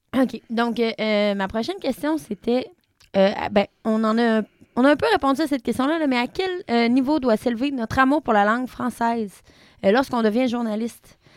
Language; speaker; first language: French; native; French